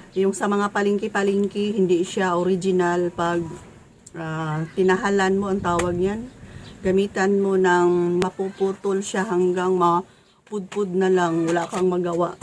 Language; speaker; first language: Filipino; native; Filipino